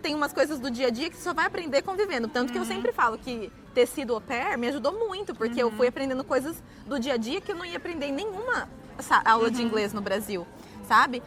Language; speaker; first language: Portuguese; native; Portuguese